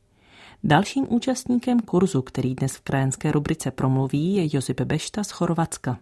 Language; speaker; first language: Czech; native; Czech